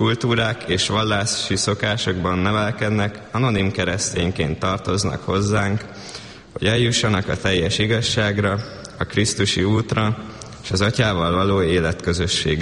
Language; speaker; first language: Hungarian; native; Hungarian